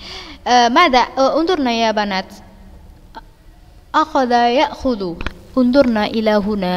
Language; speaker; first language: Arabic; non-native, fluent; Indonesian